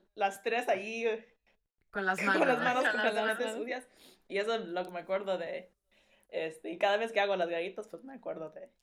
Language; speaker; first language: Spanish; early bilingual, heritage; Spanish